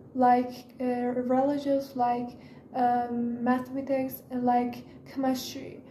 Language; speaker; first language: English; non-native, learner; Persian